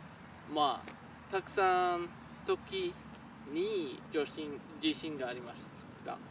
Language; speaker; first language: Japanese; non-native, learner; French